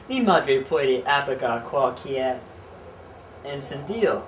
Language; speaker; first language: Spanish; non-native, learner; English